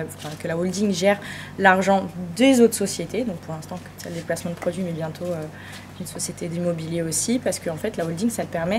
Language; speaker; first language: French; native; French